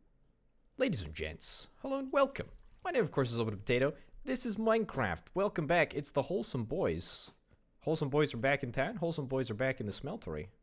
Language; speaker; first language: English; native; English